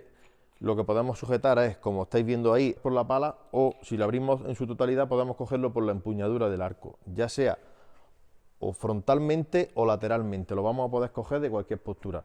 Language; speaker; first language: Spanish; native; Spanish